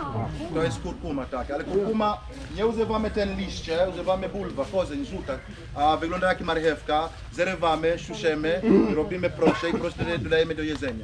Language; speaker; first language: Polish; non-native, learner; Swahili